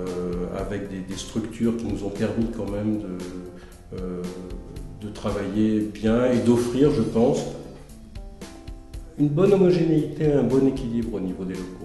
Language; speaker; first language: French; native; French